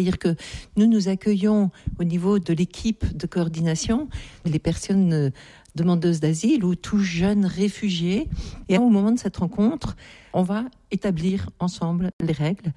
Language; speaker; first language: French; native; French